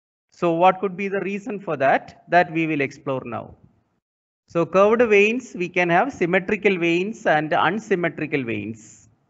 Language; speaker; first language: English; non-native, local second language; Malayalam